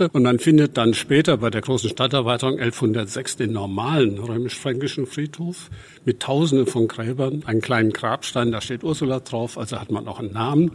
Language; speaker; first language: German; native; German